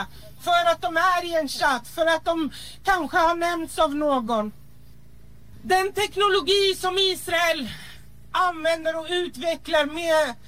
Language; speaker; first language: Swedish; early bilingual, other home language; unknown